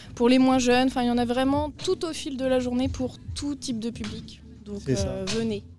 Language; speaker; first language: French; native; French